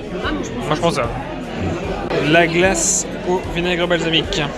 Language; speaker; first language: French; native; French